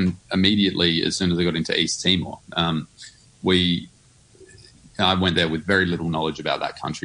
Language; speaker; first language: English; native; English